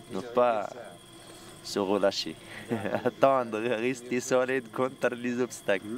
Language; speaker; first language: French; non-native, local second language; Arabic